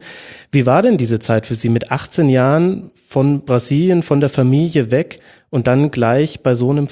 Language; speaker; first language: German; native; German